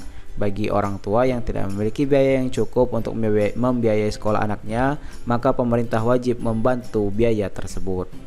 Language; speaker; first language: Indonesian; native; Indonesian